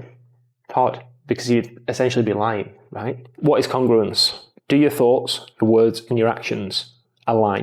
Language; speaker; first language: English; native; English